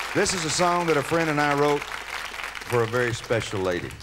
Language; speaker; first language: English; native; English